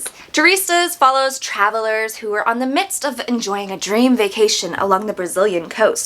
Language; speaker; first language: English; native; English